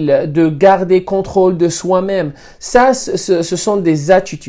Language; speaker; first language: French; non-native, fluent; Spanish